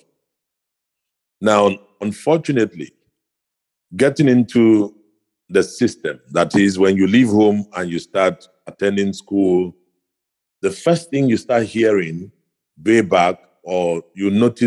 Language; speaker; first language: English; non-native, local second language; Ibibio